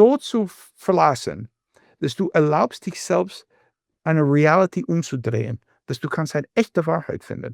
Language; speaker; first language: German; non-native, learner; English